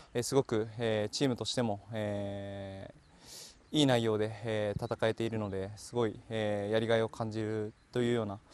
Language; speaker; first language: Japanese; native; Japanese